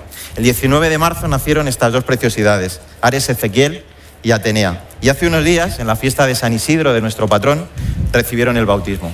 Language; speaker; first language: Spanish; native; Spanish